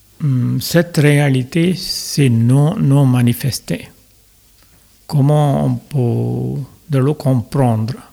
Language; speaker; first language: French; non-native, fluent; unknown